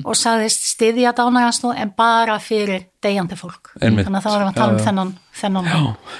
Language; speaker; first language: Icelandic; non-native, fluent; Dutch